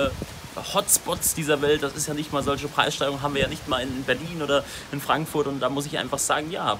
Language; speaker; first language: German; native; German